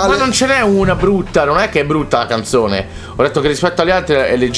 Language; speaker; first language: Italian; native; Italian